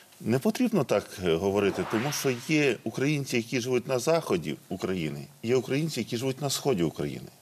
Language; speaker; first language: Ukrainian; native; Ukrainian